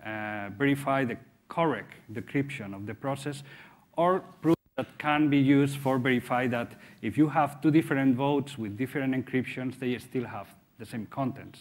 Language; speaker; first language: English; non-native, fluent; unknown